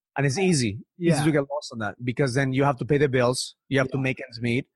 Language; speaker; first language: English; early bilingual, other home language; Spanish